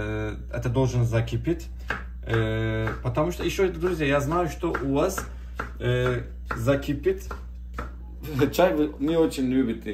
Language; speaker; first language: Russian; non-native, learner; Turkish